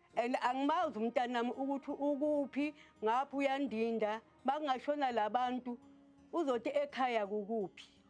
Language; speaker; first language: Zulu; native; Zulu